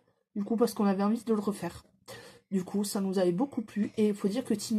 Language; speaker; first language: French; native; French